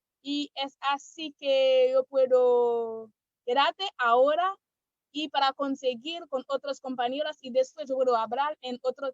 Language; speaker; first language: Spanish; non-native, learner; Haitian Creole